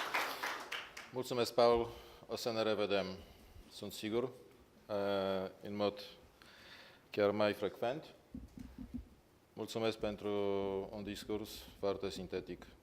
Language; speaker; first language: Romanian; non-native, learner; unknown